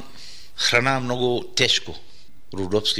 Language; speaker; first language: Bulgarian; non-native, learner; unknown